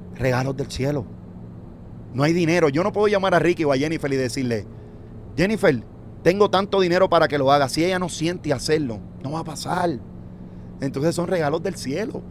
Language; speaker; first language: Spanish; native; Spanish